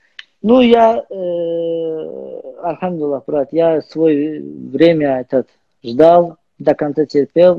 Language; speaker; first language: Russian; non-native, learner; Azerbaijani